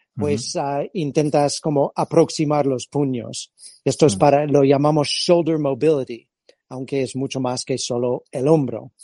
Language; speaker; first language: Spanish; non-native, fluent; English